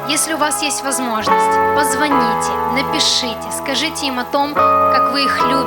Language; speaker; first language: Russian; native; Russian